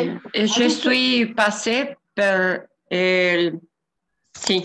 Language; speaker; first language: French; non-native, learner; Spanish